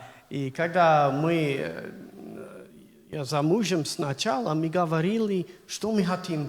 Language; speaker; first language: Russian; non-native, learner; English